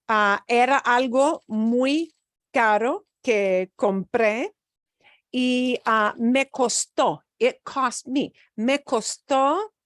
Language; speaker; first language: Spanish; non-native, fluent; English